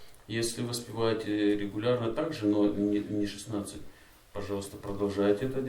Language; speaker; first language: Russian; native; Russian